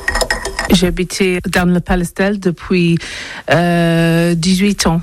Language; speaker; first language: French; non-native, learner; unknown